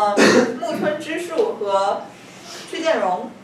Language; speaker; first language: Chinese; non-native, fluent; English